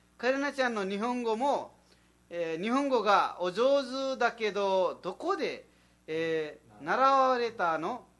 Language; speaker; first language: Japanese; non-native, fluent; Nepali